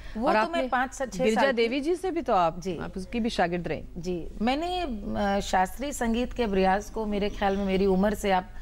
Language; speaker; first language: Hindi; native; Hindi